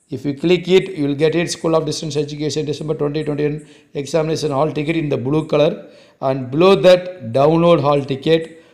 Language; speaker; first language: English; non-native, local second language; Tamil